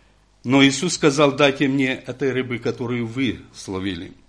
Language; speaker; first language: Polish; non-native, learner; Ukrainian